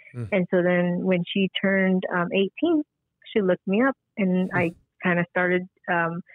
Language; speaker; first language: English; early bilingual, other home language; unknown